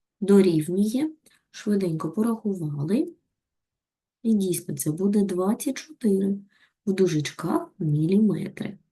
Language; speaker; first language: Ukrainian; native; Ukrainian